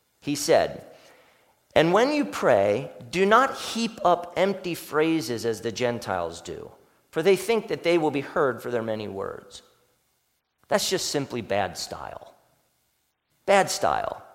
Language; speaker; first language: English; native; English